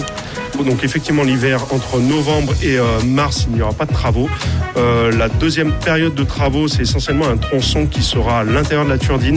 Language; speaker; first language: French; native; French